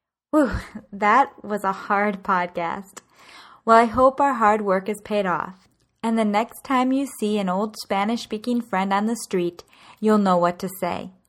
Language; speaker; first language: English; native; English